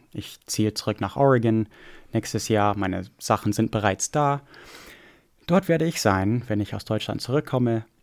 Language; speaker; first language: German; non-native, fluent; English